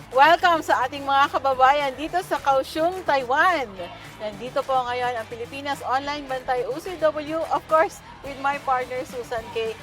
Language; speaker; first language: Filipino; native; Filipino